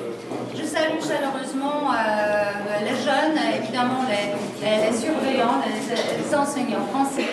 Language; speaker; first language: French; non-native, fluent; Polish